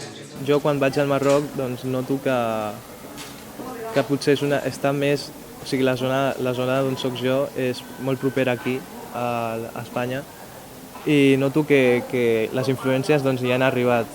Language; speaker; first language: Catalan; early bilingual, other home language; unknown